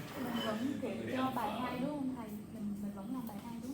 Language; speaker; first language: Vietnamese; native; Vietnamese